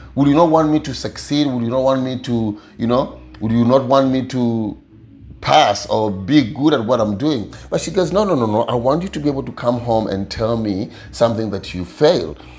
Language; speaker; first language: English; non-native, local second language; Luyia